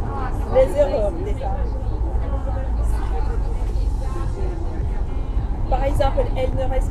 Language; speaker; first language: French; non-native, learner; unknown